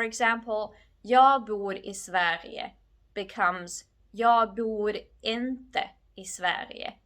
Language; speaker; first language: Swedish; non-native, fluent; Georgian